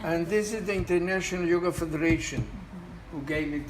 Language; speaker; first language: English; non-native, fluent; Spanish